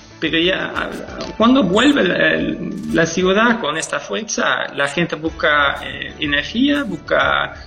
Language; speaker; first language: Spanish; non-native, fluent; Dutch